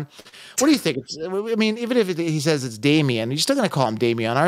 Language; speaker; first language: English; native; English